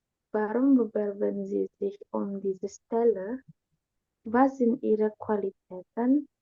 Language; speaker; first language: German; non-native, learner; Indonesian